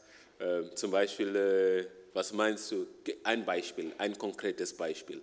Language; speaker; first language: German; non-native, fluent; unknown